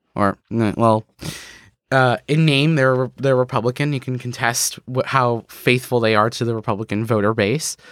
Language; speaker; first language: English; native; English